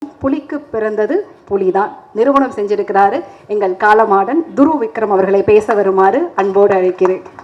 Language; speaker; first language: Tamil; native; Tamil